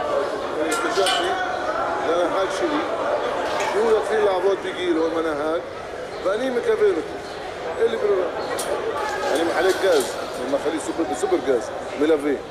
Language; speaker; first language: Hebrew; non-native, local second language; Arabic